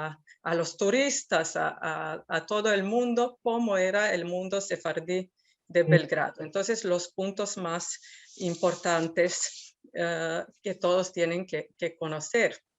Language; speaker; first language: Spanish; non-native, fluent; Serbian